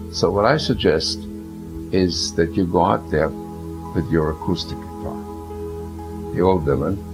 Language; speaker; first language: English; early bilingual, other home language; German